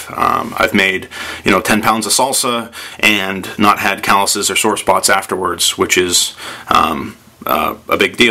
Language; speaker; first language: English; native; English